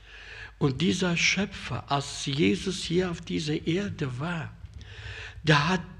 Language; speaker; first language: German; non-native, fluent; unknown